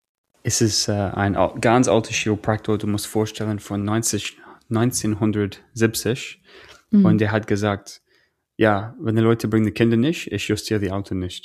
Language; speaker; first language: German; non-native, fluent; English